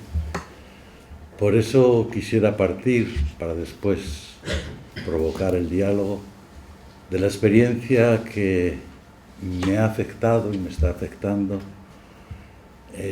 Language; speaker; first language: Spanish; native; Spanish